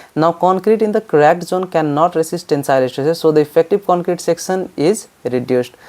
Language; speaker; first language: English; non-native, local second language; Nepali